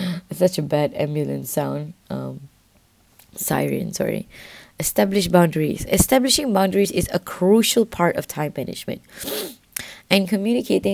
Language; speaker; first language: English; non-native, local second language; Malay